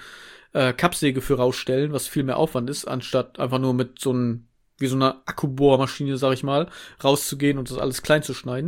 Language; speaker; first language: German; native; German